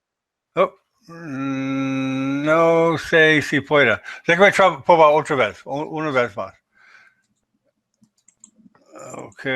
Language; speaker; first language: Spanish; non-native, learner; English